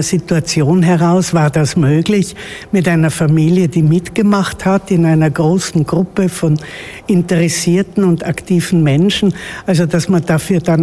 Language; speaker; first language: German; native; German